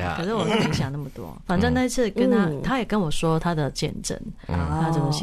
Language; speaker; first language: Chinese; non-native, fluent; Cantonese